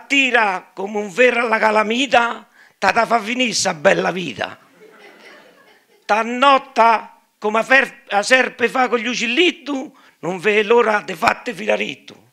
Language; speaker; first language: Italian; native; Italian